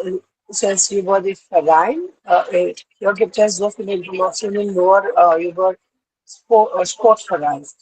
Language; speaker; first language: German; non-native, learner; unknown